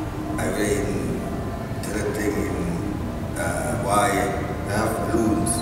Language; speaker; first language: English; non-native, learner; Thai